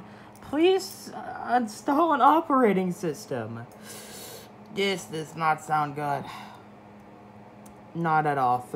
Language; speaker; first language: English; native; English